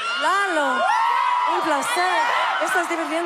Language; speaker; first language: Spanish; non-native, learner; English